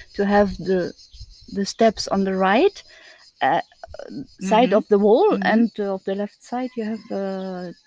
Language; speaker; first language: English; non-native, learner; German